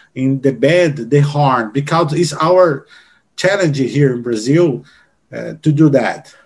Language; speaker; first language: English; non-native, learner; Portuguese